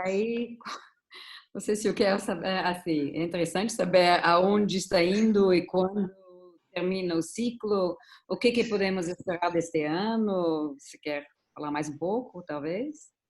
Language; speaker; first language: Portuguese; non-native, fluent; German